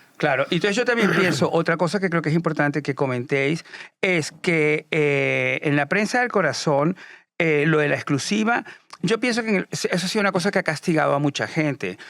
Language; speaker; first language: Spanish; native; Spanish